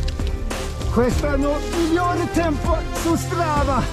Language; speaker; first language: Italian; non-native, learner; Swedish